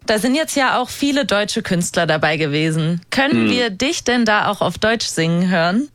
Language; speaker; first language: German; native; German